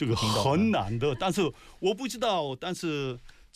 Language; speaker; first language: Chinese; non-native, learner; Korean